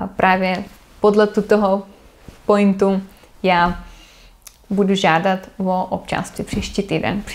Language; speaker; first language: Czech; non-native, fluent; Russian